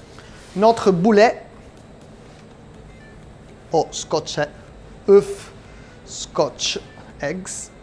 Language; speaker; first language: French; non-native, learner; Italian